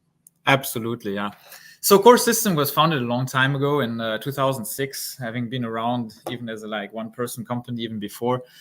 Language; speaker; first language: English; non-native, fluent; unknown